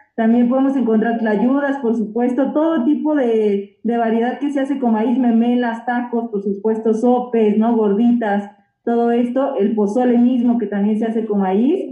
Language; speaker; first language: Spanish; native; Spanish